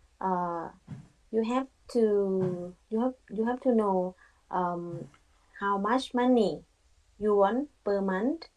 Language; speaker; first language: English; non-native, learner; Thai